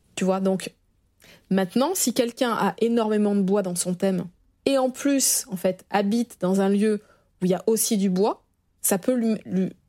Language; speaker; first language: French; native; French